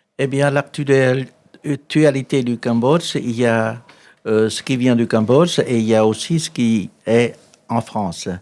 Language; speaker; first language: French; non-native, fluent; Khmer